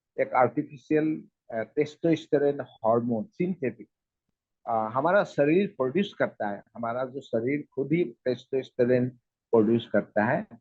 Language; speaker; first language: Hindi; non-native, local second language; Assamese